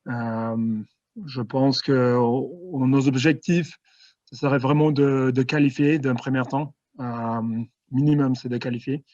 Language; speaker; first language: French; non-native, fluent; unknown